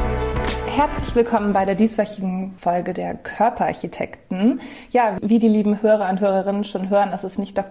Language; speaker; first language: German; native; German